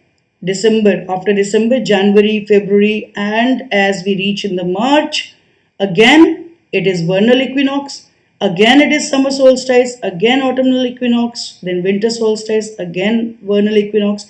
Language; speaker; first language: English; non-native, local second language; Hindi